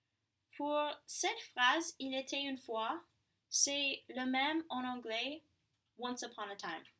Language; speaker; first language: French; non-native, fluent; English